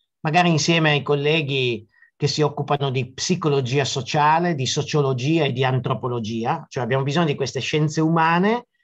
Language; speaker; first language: Italian; native; Italian